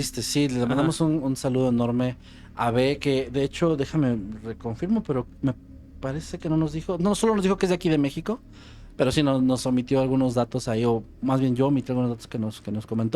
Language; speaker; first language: Spanish; native; Spanish